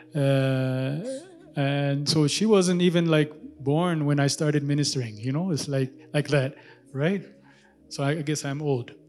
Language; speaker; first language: English; non-native, local second language; Amharic